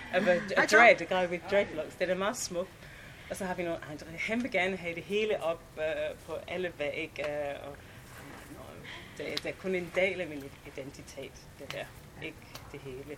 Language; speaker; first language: Danish; non-native, fluent; English